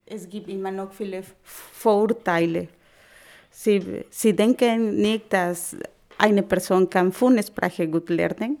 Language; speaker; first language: German; non-native, learner; Spanish